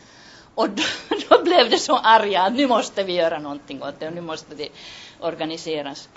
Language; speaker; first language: Swedish; non-native, local second language; Finnish